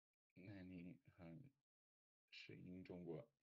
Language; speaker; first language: Chinese; non-native, fluent; English